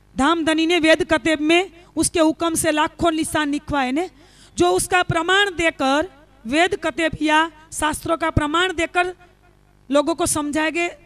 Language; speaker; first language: Hindi; non-native, local second language; Gujarati